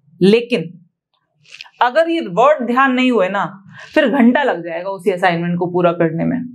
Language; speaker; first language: Hindi; native; Hindi